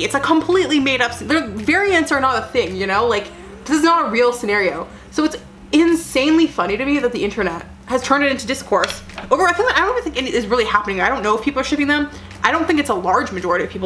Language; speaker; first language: English; native; English